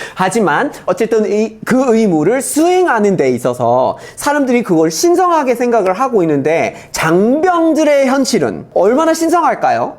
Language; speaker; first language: Korean; non-native, fluent; English